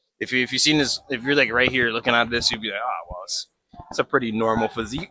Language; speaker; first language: English; native; English